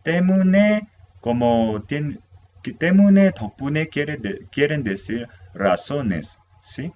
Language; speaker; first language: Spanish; non-native, fluent; Korean